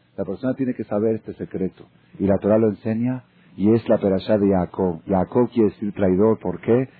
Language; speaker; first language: Spanish; native; Spanish